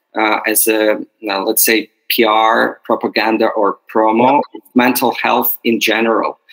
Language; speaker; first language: English; non-native, fluent; Ukrainian